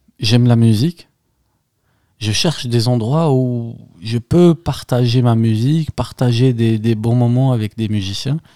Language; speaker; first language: French; non-native, local second language; Arabic